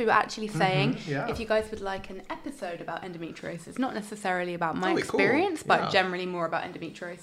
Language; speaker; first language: English; native; English